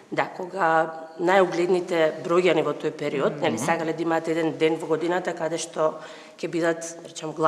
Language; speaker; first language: Macedonian; native; Macedonian